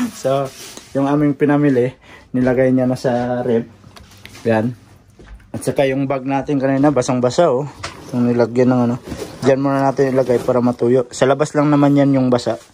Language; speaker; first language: Filipino; non-native, local second language; Cebuano